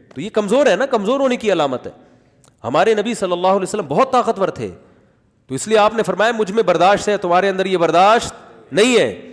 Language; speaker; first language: Urdu; native; Urdu